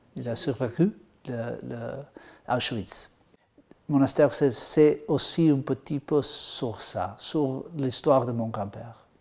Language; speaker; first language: French; non-native, learner; Spanish